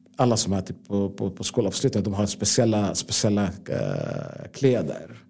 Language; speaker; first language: Swedish; non-native, fluent; Arabic